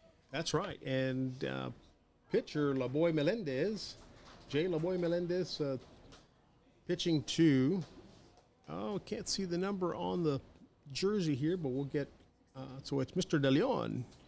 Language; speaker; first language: English; native; English